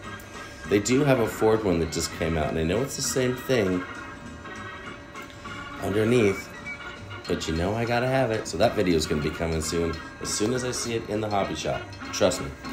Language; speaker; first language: English; native; English